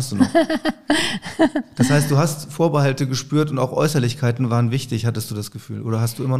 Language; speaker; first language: German; native; German